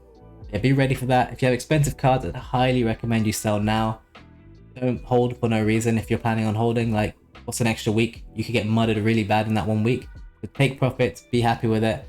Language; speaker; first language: English; native; English